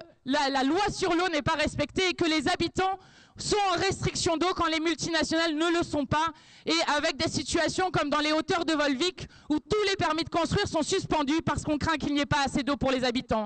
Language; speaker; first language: French; native; French